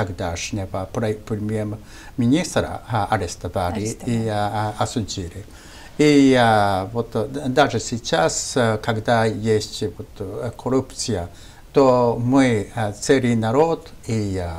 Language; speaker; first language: Russian; non-native, fluent; Japanese